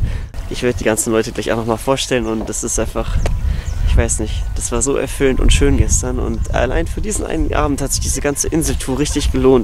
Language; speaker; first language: German; native; German